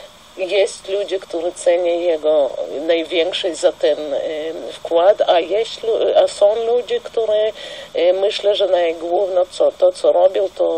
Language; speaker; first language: Polish; non-native, fluent; Russian